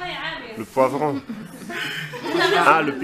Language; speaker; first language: French; non-native, fluent; Italian